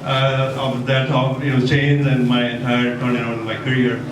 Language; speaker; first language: English; non-native, local second language; Nepali